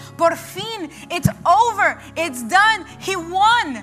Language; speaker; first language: English; early bilingual, other home language; Spanish